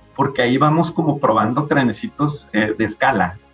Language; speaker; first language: Spanish; native; Spanish